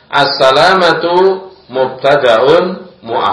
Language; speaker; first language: Arabic; non-native, fluent; Indonesian